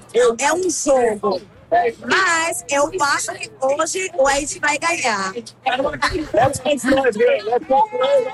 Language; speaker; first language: Portuguese; non-native, learner; Haitian Creole